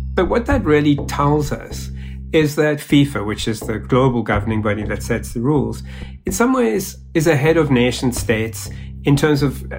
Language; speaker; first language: English; native; English